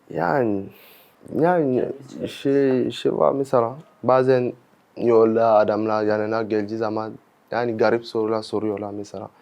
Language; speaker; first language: Turkish; non-native, fluent; French